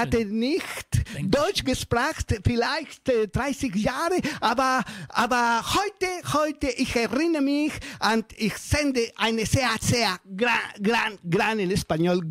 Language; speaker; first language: German; non-native, learner; Spanish